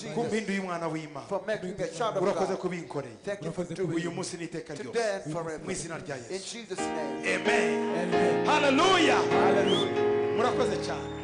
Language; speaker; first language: English; non-native, fluent; Kinyarwanda